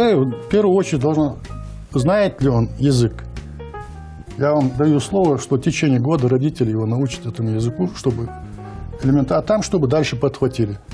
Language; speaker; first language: Russian; non-native, local second language; Ingush